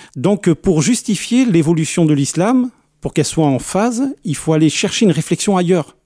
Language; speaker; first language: French; early bilingual, other home language; Arabic